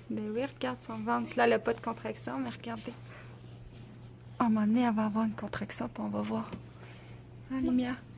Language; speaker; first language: French; native; French